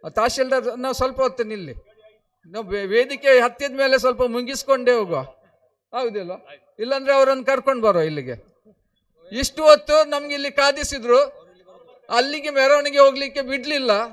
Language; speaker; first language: Kannada; non-native, local second language; Konkani